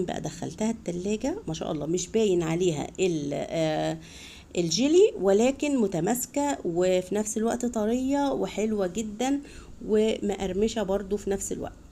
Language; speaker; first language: Arabic; native; Arabic